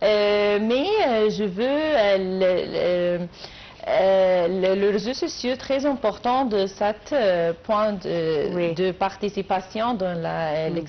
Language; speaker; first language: French; non-native, learner; Arabic